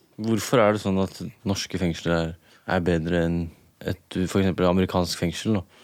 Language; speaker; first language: Norwegian; native; Norwegian